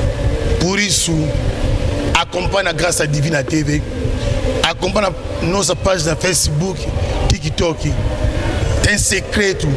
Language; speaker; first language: Portuguese; non-native, learner; Lingala